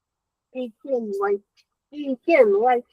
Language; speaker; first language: Chinese; non-native, learner; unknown